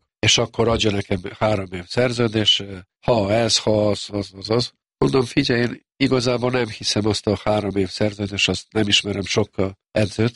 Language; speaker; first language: Hungarian; non-native, local second language; Serbian